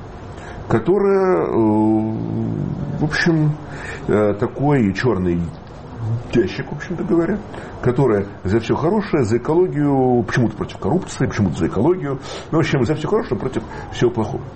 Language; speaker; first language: Russian; native; Russian